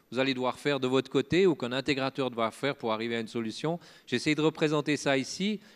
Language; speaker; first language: French; native; French